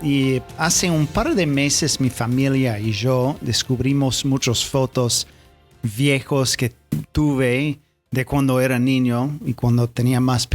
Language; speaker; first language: Spanish; non-native, fluent; English